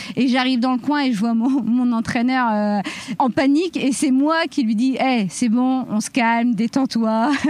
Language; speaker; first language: French; native; French